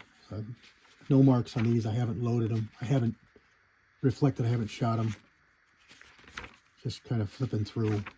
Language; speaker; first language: English; native; English